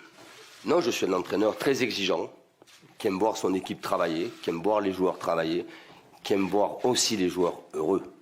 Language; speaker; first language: French; native; French